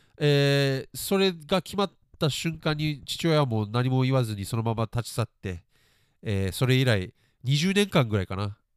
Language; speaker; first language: Japanese; early bilingual, other home language; English